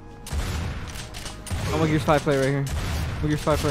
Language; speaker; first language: English; early bilingual, other home language; Spanish